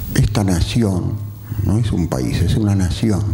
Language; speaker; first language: Spanish; native; Spanish